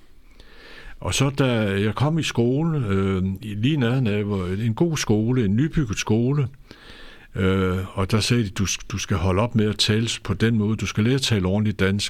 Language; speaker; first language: Danish; native; Danish